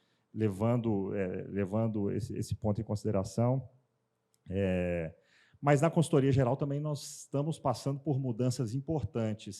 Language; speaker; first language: Portuguese; native; Portuguese